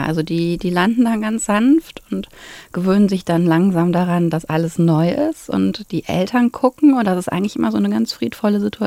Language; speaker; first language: German; native; German